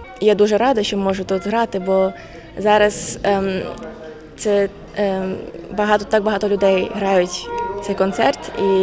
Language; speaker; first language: Ukrainian; non-native, fluent; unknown